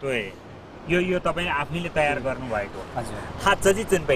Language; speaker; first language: Chinese; non-native, learner; Nepali